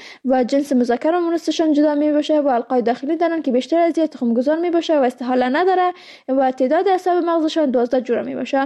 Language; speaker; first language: Persian; native; Persian